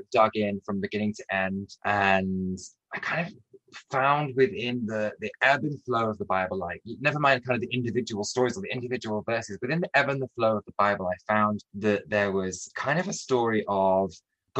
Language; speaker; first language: English; native; English